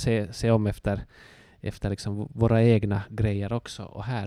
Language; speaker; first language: Swedish; non-native, local second language; Finnish